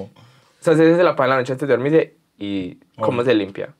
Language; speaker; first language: Spanish; native; Spanish